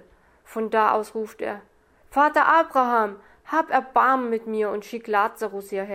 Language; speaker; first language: German; native; German